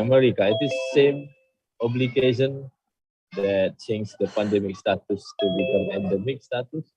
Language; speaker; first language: English; non-native, learner; Indonesian